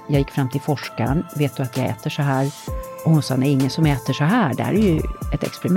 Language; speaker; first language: Swedish; native; Swedish